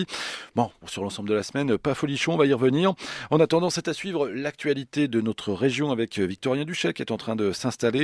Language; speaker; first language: French; native; French